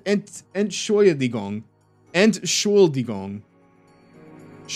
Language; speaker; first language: German; non-native, learner; English